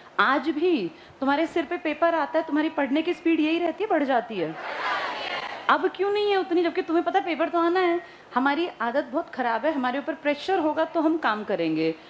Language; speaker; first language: Hindi; native; Hindi